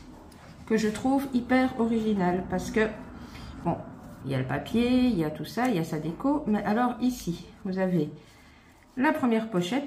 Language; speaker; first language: French; native; French